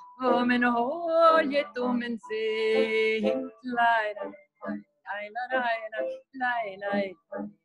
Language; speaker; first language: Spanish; non-native, fluent; Portuguese